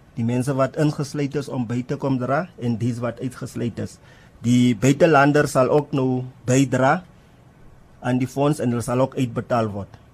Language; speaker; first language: Afrikaans; non-native, local second language; Tswana